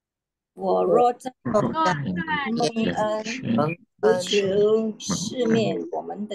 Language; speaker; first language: Chinese; non-native, learner; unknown